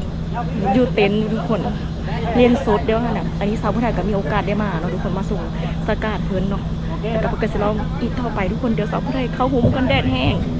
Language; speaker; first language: Thai; non-native, local second language; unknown